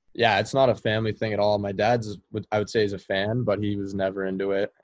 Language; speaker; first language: English; native; English